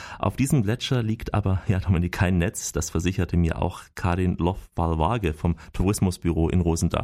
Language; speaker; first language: German; native; German